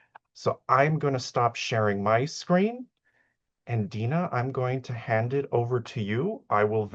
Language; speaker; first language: English; native; English